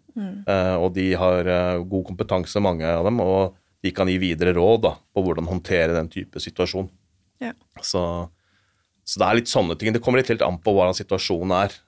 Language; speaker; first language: Norwegian; native; Norwegian